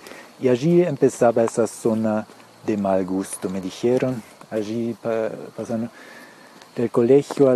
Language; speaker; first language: Spanish; early bilingual, heritage; Spanish